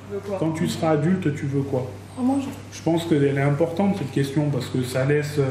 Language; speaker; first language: French; native; French